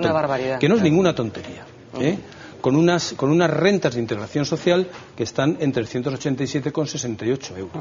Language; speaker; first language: Spanish; native; Spanish